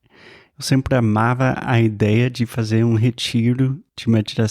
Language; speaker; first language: Portuguese; non-native, fluent; English